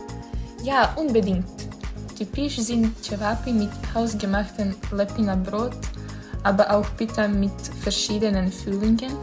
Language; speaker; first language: German; non-native, learner; Bosnian